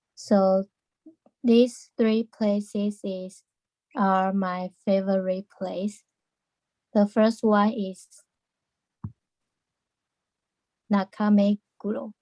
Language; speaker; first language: English; non-native, learner; Chinese